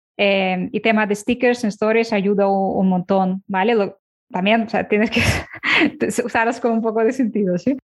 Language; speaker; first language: Spanish; non-native, fluent; Ukrainian